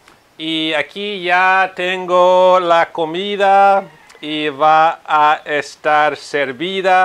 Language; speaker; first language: Spanish; non-native, fluent; Italian